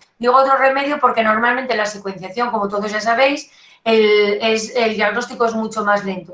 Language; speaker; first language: Spanish; native; Spanish